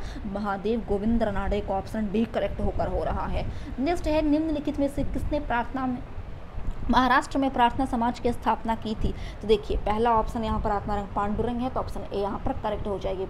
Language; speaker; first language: Hindi; native; Hindi